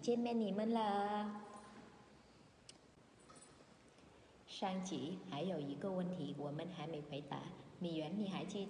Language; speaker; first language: Chinese; non-native, learner; Vietnamese